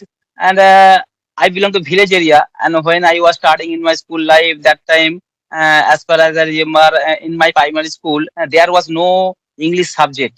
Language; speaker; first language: English; non-native, learner; Bangla